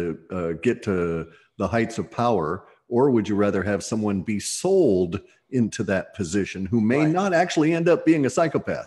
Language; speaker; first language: English; native; English